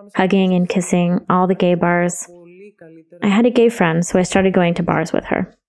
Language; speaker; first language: English; non-native, fluent; Greek